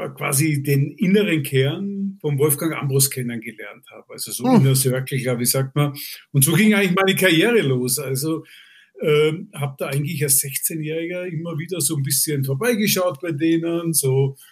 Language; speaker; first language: German; native; German